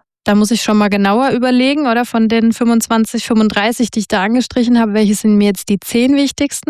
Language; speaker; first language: German; native; German